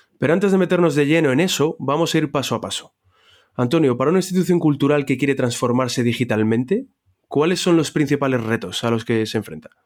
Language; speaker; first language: Spanish; native; Spanish